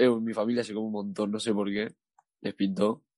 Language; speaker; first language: Spanish; native; Spanish